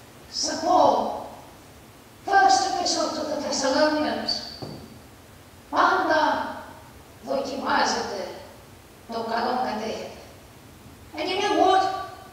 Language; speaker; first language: English; non-native, fluent; Greek